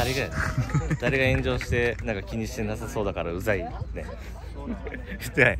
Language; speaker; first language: Japanese; native; Japanese